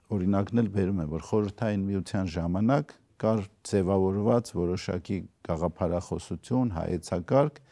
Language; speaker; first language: Armenian; native; Armenian